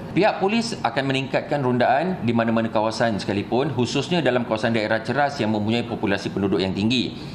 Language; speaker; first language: Malay; native; Malay